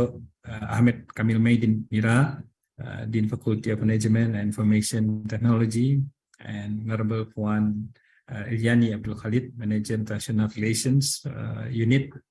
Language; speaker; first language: English; non-native, learner; Indonesian